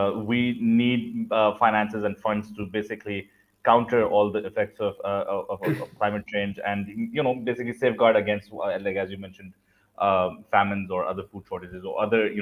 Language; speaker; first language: English; non-native, local second language; Urdu